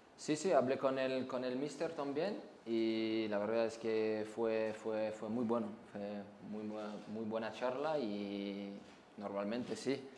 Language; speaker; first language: Spanish; non-native, learner; French